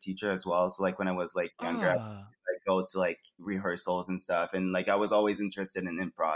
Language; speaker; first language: English; native; English